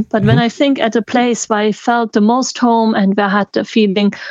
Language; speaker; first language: English; non-native, fluent; German